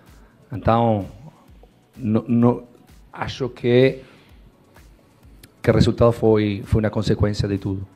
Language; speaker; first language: Portuguese; non-native, fluent; Spanish